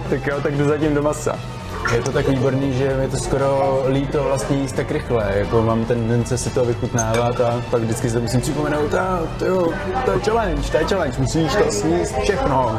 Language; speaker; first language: Czech; native; Czech